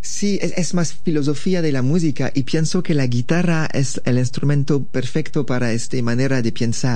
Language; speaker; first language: Spanish; non-native, learner; French